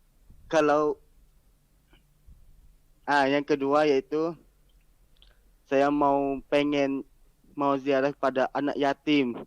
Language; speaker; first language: Indonesian; non-native, learner; Malay